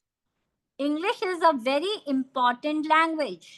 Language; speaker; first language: English; non-native, fluent; Hindi